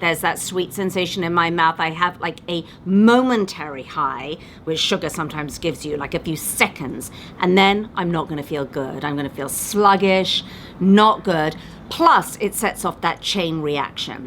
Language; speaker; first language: English; native; English